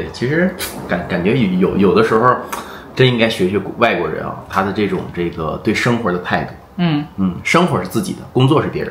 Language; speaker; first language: Chinese; native; Chinese